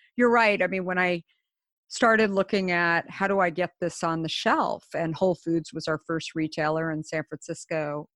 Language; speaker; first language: English; native; English